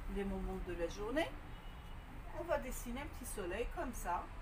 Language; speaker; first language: French; non-native, local second language; Arabic